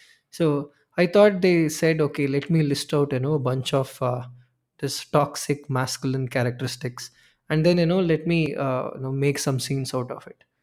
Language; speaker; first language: English; non-native, local second language; Tamil